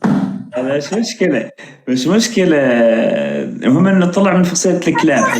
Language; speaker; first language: Arabic; native; Arabic